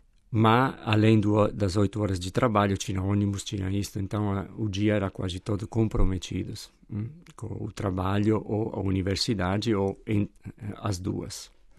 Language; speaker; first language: Portuguese; non-native, fluent; Italian